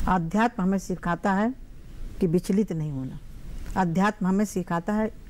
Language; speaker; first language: Hindi; native; Hindi